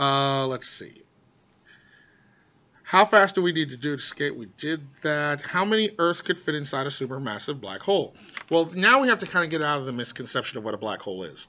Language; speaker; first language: English; native; English